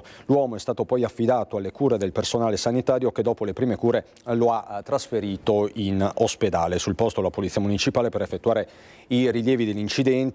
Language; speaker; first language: Italian; native; Italian